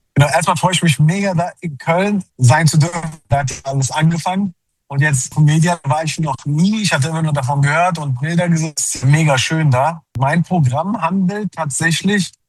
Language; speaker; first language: German; native; German